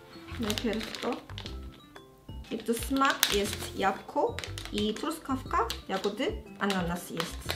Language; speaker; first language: Polish; non-native, learner; Korean